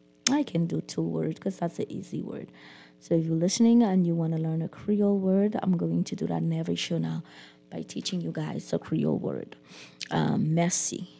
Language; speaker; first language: English; non-native, local second language; French